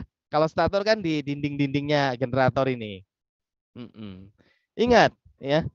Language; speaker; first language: Indonesian; native; Indonesian